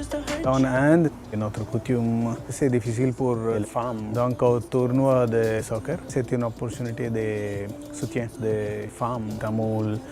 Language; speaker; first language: French; non-native, learner; Tamil